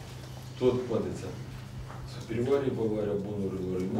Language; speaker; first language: Romanian; non-native, local second language; Russian